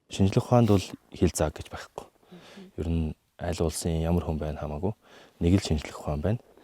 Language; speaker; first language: Mongolian; native; Mongolian